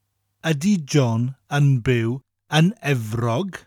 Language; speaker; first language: Welsh; non-native, fluent; English